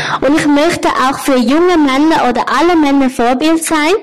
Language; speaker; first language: German; non-native, learner; Thai